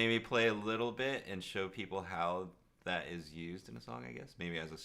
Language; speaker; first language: English; native; English